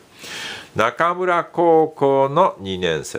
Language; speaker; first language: Japanese; non-native, fluent; English